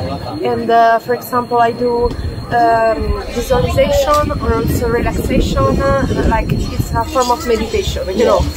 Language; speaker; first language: English; non-native, fluent; Italian